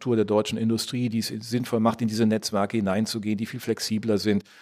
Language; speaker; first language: German; native; German